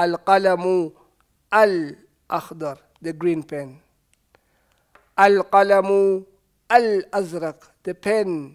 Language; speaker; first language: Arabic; non-native, fluent; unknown